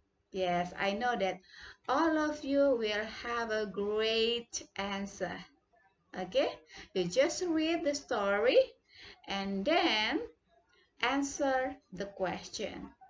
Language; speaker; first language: English; non-native, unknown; Indonesian